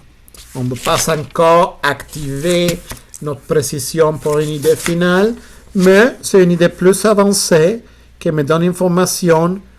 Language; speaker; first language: French; non-native, fluent; Spanish